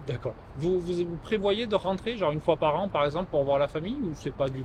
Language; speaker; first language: French; native; French